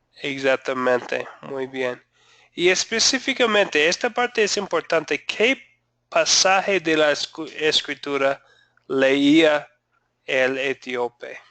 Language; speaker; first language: Spanish; non-native, fluent; English